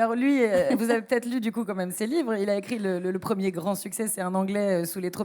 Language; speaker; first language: French; native; French